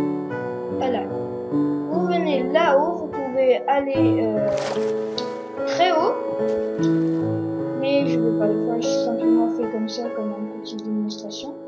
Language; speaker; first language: French; non-native, learner; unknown